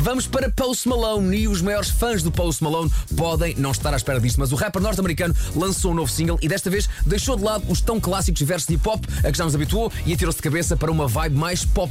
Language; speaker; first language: Portuguese; native; Portuguese